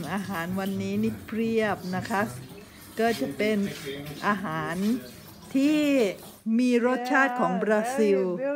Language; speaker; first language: Thai; native; Thai